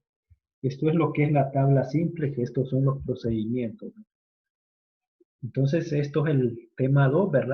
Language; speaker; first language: Spanish; native; Spanish